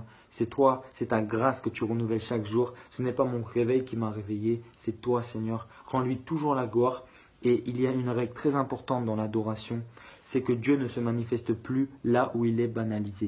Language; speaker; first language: French; native; French